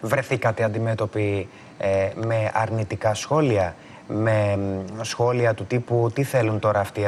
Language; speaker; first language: Greek; native; Greek